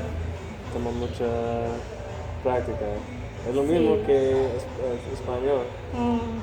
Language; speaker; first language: Spanish; non-native, learner; English